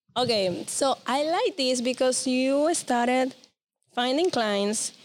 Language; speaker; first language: English; non-native, learner; Spanish